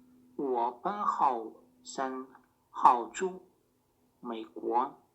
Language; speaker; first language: Chinese; non-native, learner; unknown